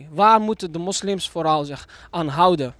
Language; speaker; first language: Dutch; native; Dutch